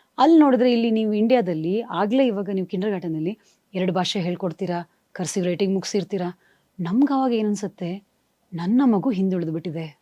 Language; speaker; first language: Kannada; native; Kannada